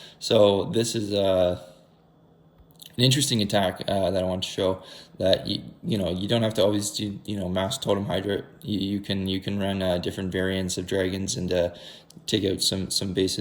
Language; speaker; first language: English; native; English